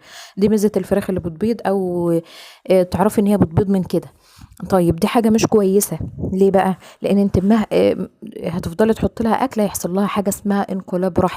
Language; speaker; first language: Arabic; native; Arabic